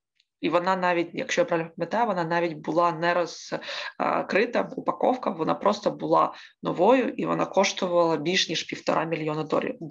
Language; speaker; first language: Ukrainian; native; Ukrainian